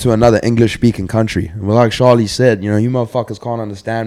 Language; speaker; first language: English; native; English